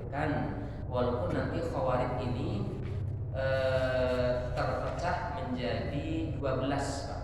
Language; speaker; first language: Indonesian; native; Indonesian